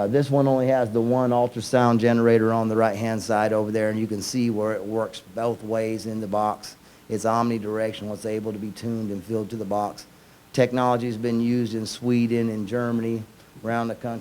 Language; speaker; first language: English; native; English